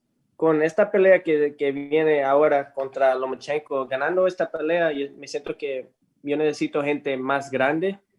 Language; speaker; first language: Spanish; early bilingual, heritage; English